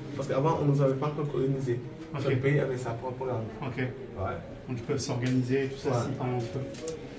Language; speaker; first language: French; non-native, local second language; Wolof